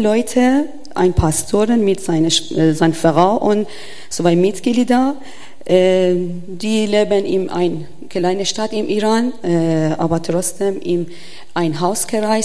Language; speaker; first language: German; non-native, learner; Persian